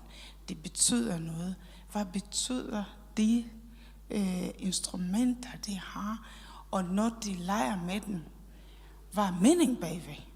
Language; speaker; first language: Danish; non-native, fluent; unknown